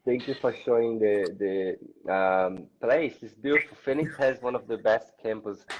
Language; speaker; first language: English; non-native, fluent; Portuguese